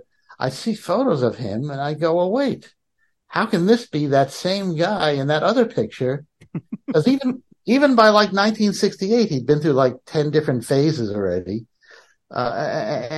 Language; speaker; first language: English; native; English